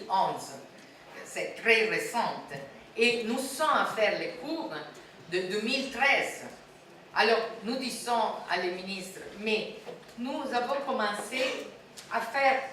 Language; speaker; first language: French; non-native, fluent; Italian